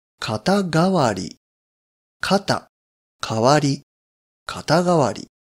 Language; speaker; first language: Japanese; native; Japanese